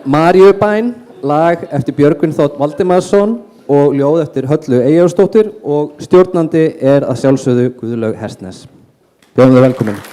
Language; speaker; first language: Icelandic; native; Icelandic